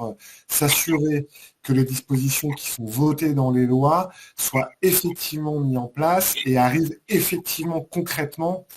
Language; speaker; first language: French; native; French